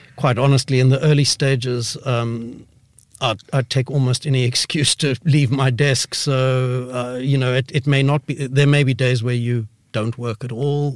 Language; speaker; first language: English; native; English